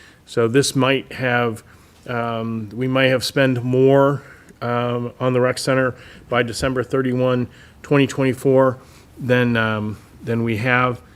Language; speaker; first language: English; native; English